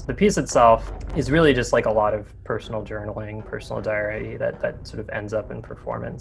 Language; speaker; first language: English; native; English